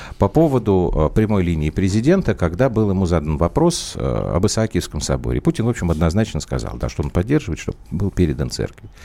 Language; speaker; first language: Russian; native; Russian